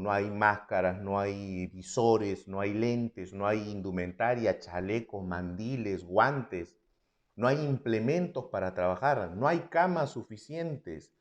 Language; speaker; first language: Spanish; native; Spanish